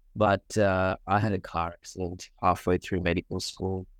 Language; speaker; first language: English; early bilingual, other home language; Sinhala